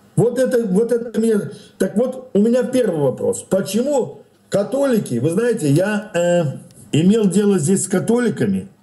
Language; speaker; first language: Russian; native; Russian